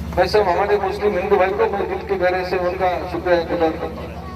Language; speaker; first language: Hindi; non-native, local second language; Marathi